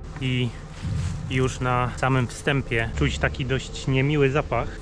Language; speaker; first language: Polish; native; Polish